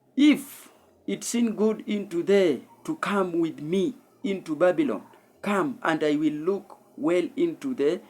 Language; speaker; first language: English; non-native, local second language; Swahili